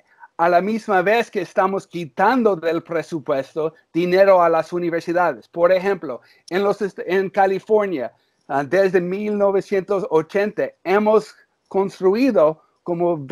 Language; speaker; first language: Spanish; early bilingual, heritage; English